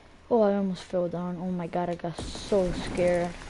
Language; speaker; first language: English; early bilingual, other home language; Spanish